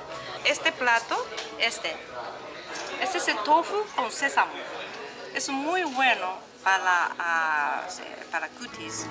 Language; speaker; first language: Spanish; non-native, learner; Japanese